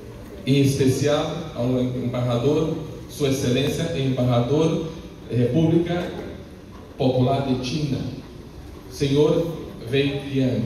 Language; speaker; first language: Spanish; non-native, learner; Portuguese